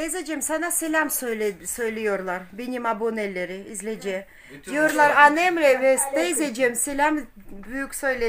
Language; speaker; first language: Turkish; non-native, learner; Russian